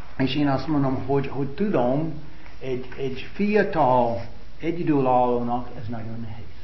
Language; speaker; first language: Hungarian; non-native, fluent; English